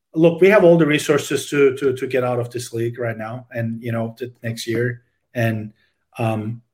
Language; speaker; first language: English; non-native, fluent; Turkish